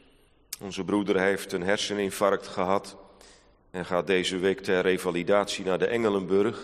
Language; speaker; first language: Dutch; native; Dutch